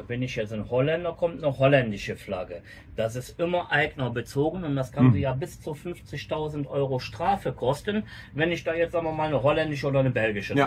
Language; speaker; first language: German; native; German